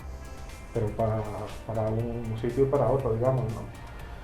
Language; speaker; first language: Spanish; native; Spanish